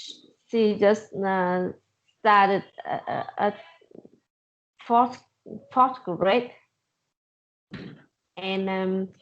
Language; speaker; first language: English; non-native, learner; Vietnamese